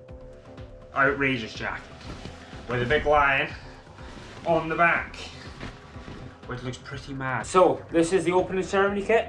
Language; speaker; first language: English; native; English